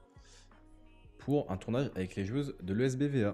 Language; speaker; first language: French; native; French